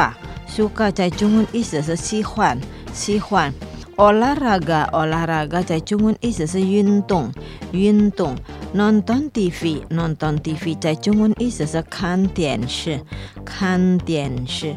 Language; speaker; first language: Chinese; non-native, fluent; Indonesian